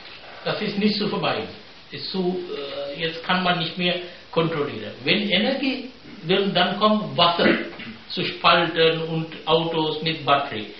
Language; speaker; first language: German; non-native, fluent; Sinhala